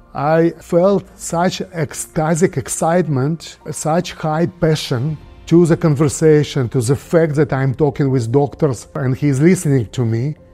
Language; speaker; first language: English; non-native, fluent; Russian